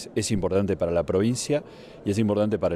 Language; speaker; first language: Spanish; native; Spanish